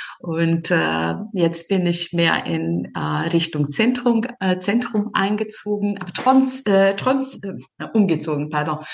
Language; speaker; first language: German; non-native, fluent; Serbian